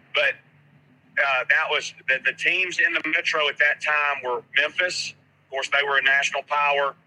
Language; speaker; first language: English; native; English